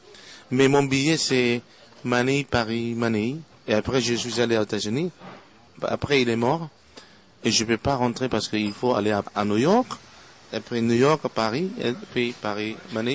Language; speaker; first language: French; non-native, fluent; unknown